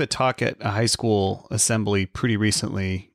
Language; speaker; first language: English; native; English